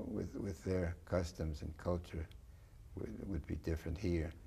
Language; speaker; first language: English; native; English